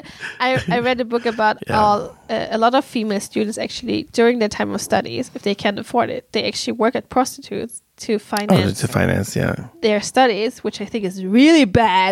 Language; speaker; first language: English; non-native, fluent; German